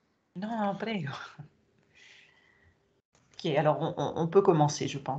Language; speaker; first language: French; non-native, fluent; Italian